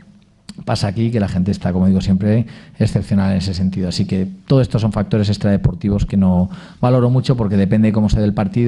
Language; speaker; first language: Spanish; native; Spanish